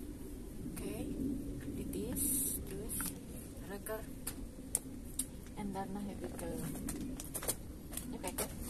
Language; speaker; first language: Dutch; non-native, learner; Indonesian